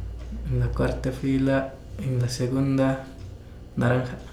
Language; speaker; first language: Spanish; non-native, local second language; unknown